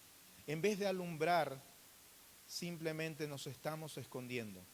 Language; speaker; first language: Spanish; native; Spanish